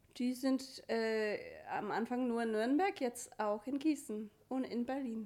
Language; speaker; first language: German; non-native, fluent; English